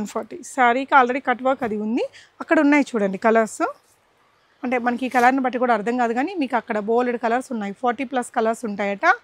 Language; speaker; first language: Telugu; native; Telugu